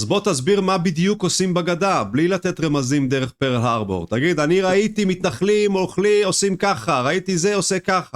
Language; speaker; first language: Hebrew; native; Hebrew